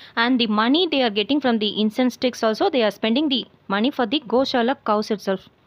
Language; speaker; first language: English; non-native, local second language; Tamil